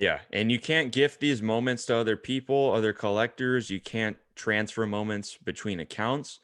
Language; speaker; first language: English; native; English